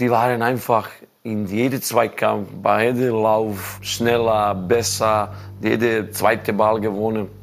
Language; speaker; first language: German; non-native, learner; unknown